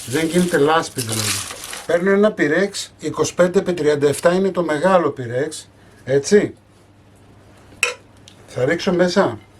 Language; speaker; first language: Greek; native; Greek